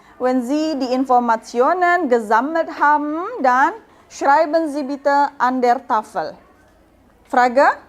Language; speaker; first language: German; non-native, learner; Indonesian